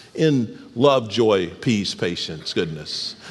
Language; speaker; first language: English; native; English